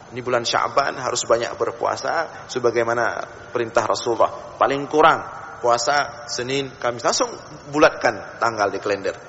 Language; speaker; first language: Malay; non-native, local second language; Achinese